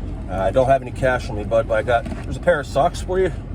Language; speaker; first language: English; native; English